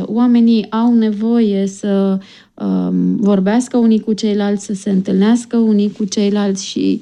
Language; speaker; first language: Romanian; native; Romanian